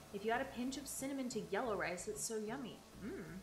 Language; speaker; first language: English; native; English